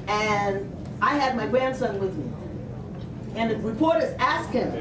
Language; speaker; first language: English; native; English